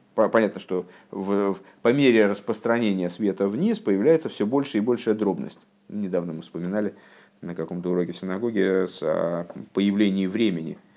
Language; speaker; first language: Russian; native; Russian